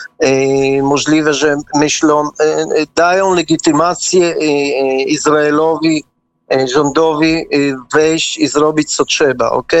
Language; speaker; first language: Polish; early bilingual, heritage; Polish